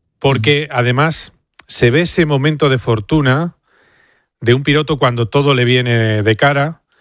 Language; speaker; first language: Spanish; native; Spanish